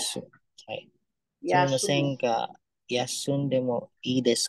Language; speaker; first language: Japanese; non-native, learner; Filipino